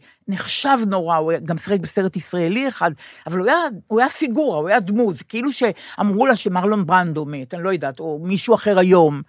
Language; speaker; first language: Hebrew; native; Hebrew